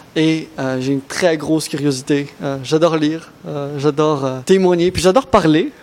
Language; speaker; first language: French; non-native, local second language; Arabic